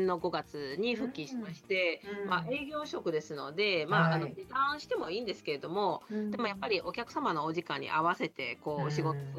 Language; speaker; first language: Japanese; non-native, fluent; Chinese